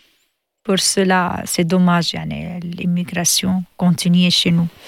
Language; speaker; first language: French; non-native, learner; Arabic